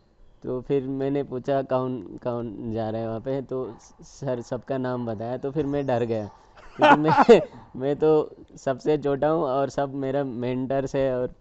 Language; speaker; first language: Hindi; non-native, local second language; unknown